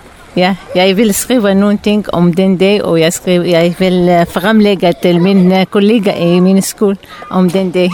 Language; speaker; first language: Danish; non-native, learner; Arabic